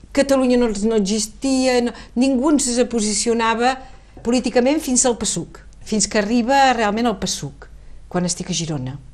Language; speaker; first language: Catalan; native; Catalan